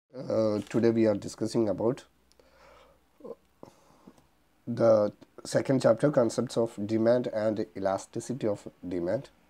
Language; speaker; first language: English; non-native, local second language; Malayalam